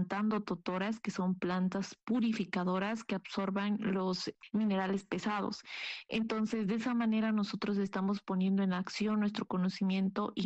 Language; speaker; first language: Spanish; non-native, local second language; Aymara